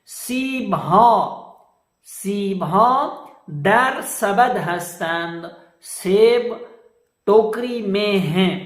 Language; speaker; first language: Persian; non-native, fluent; Urdu